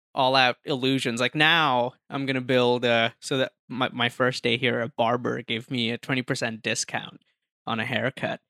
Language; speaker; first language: English; non-native, local second language; Hindi